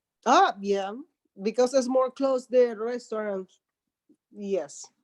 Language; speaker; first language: English; non-native, learner; Spanish